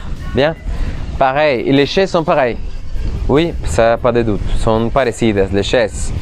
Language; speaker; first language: French; non-native, fluent; Spanish